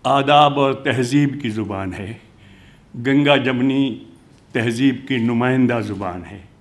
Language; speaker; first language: Urdu; non-native, local second language; Hindi